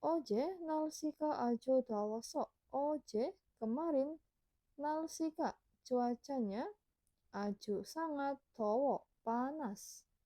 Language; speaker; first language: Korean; non-native, fluent; Indonesian